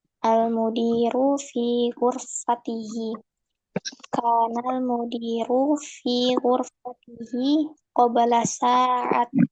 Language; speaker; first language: Arabic; non-native, learner; Indonesian